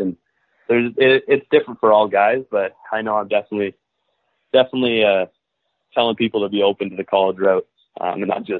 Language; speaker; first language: English; native; English